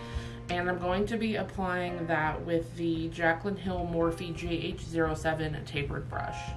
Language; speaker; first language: English; native; English